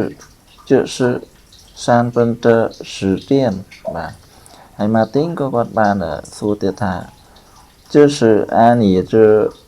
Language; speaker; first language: Chinese; non-native, fluent; Khmer